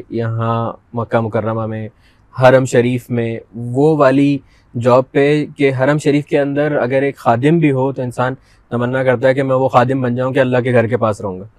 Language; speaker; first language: Urdu; native; Urdu